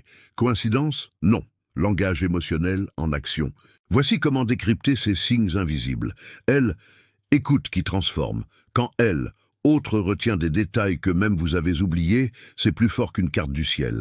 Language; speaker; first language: French; native; French